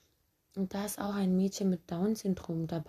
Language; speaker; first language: German; early bilingual, other home language; Turkish